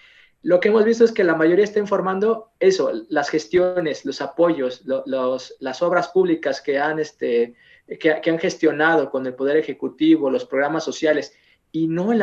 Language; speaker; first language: Spanish; native; Spanish